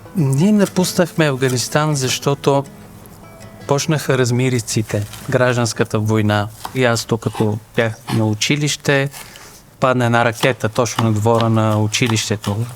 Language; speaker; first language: Bulgarian; early bilingual, other home language; Persian